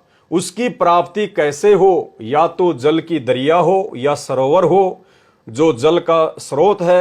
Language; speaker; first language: Hindi; native; Hindi